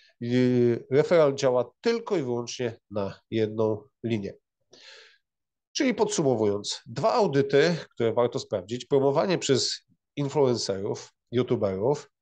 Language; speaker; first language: Polish; native; Polish